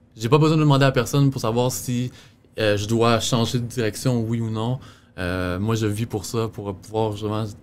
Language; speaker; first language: French; native; French